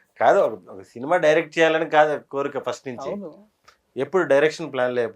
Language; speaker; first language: Telugu; native; Telugu